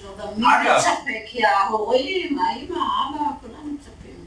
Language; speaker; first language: Hebrew; non-native, learner; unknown